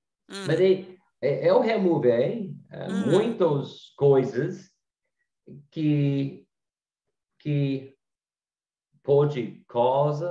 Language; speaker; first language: Portuguese; non-native, learner; English